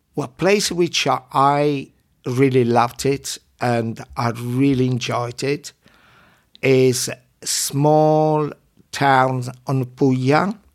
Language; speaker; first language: English; non-native, learner; Italian